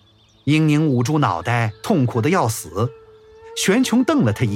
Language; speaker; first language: Chinese; native; Chinese